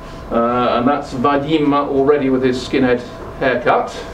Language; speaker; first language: English; native; English